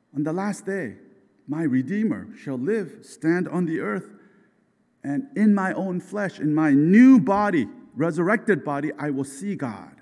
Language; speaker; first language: English; non-native, fluent; Korean